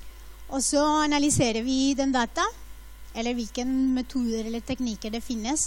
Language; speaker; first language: Norwegian; non-native, fluent; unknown